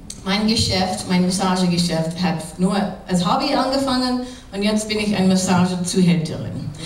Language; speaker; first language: German; non-native, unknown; English